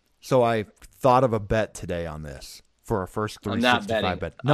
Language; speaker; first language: English; native; English